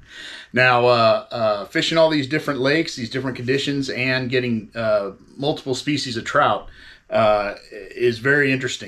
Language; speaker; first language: English; native; English